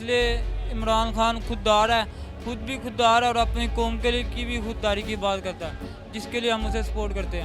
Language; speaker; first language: Urdu; non-native, local second language; Punjabi